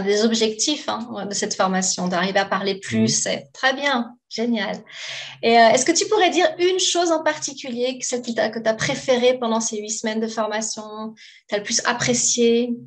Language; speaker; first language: French; native; French